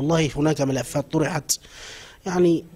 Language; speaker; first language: Arabic; native; Arabic